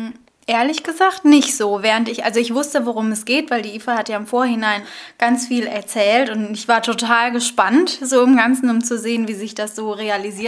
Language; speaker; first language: German; native; German